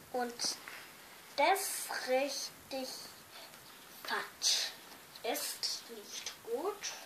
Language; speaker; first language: German; non-native, learner; Tatar